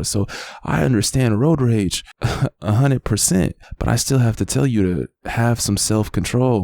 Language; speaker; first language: English; native; English